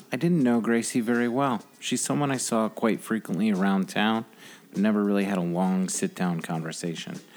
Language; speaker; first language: English; native; English